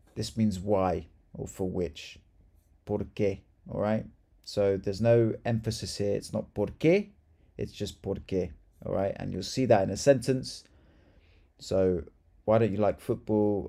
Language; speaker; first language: English; native; English